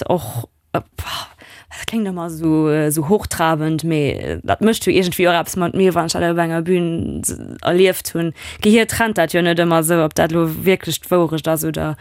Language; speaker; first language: Luxembourgish; non-native, local second language; German